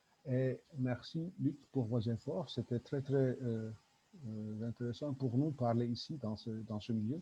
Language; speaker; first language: French; non-native, learner; Turkish